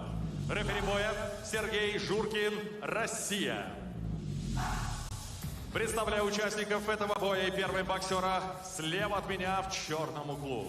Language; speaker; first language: Russian; native; Russian